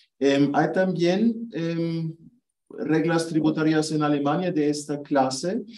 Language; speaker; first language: Spanish; non-native, fluent; German